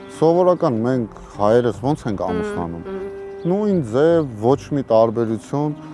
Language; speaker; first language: Armenian; native; Armenian